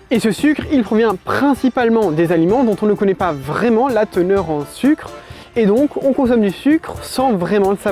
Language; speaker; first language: French; native; French